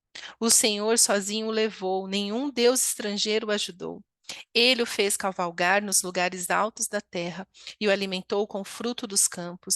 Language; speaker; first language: Portuguese; native; Portuguese